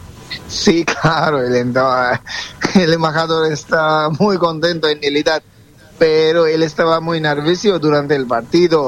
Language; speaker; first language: Spanish; non-native, fluent; Bangla